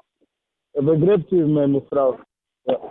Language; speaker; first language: Dutch; non-native, fluent; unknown